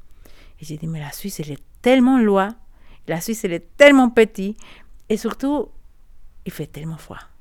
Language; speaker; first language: French; non-native, learner; Spanish